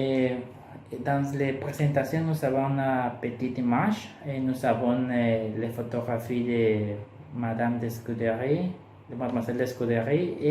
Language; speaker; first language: French; non-native, learner; Spanish